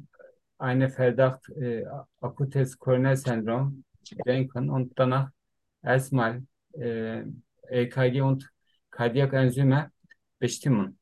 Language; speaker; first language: German; non-native, learner; Turkish